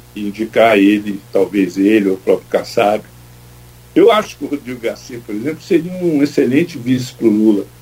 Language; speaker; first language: Portuguese; native; Portuguese